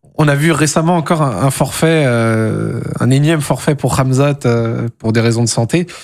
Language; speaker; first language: French; native; French